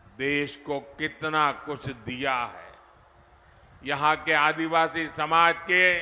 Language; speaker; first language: Hindi; non-native, local second language; Gujarati